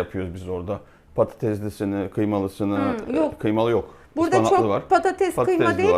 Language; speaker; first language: Turkish; native; Turkish